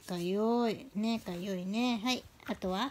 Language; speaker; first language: Japanese; non-native, learner; Filipino